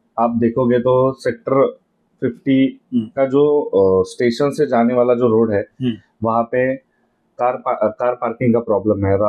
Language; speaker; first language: Hindi; non-native, local second language; Marathi